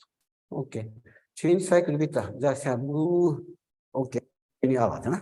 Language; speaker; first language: English; non-native, learner; Japanese